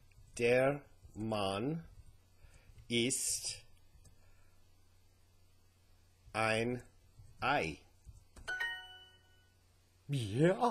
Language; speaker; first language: German; non-native, learner; English